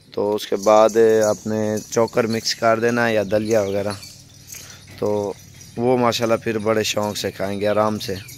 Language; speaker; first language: Urdu; native; Urdu